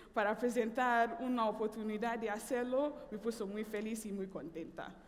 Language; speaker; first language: Spanish; non-native, fluent; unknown